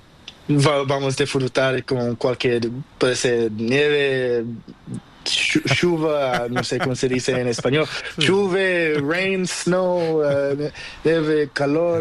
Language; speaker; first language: Spanish; non-native, learner; Portuguese